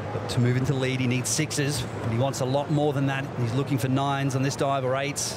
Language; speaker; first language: English; native; English